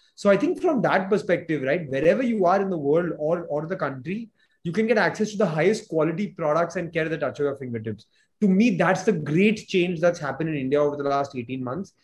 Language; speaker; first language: English; non-native, local second language; Hindi